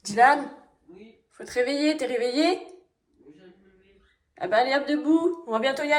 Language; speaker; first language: French; native; French